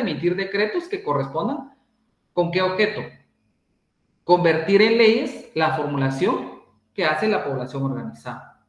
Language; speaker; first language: Spanish; native; Spanish